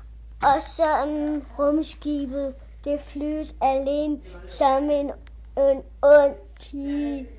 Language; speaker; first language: Danish; early bilingual, other home language; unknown